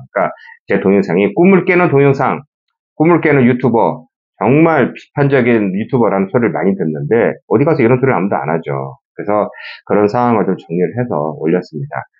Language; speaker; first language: Korean; native; Korean